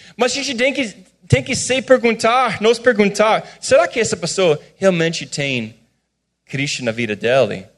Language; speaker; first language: Portuguese; non-native, fluent; English